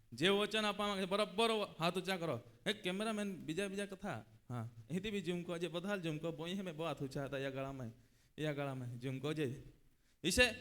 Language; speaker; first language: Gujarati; non-native, local second language; Gamit